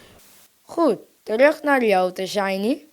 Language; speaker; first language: Dutch; non-native, local second language; Papiamento